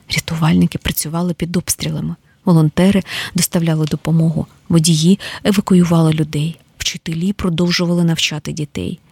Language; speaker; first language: Ukrainian; native; Ukrainian